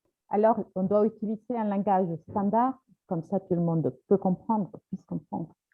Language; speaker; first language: French; non-native, fluent; Spanish